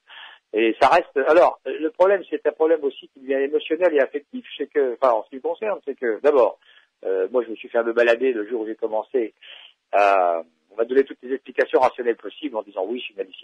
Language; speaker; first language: French; native; French